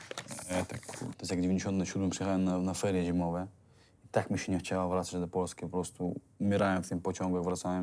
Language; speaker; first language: Polish; non-native, fluent; Chechen